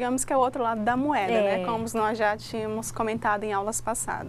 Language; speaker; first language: Portuguese; native; Portuguese